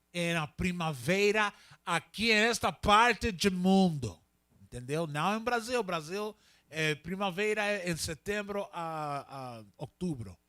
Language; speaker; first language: Portuguese; non-native, learner; Spanish